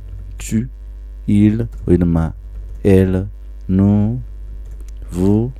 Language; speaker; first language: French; non-native, fluent; Tigrinya